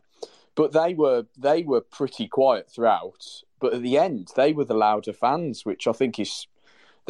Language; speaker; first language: English; native; English